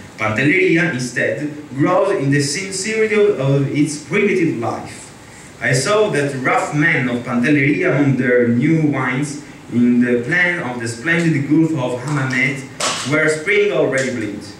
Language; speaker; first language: English; non-native, fluent; Italian